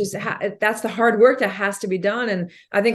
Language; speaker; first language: English; native; English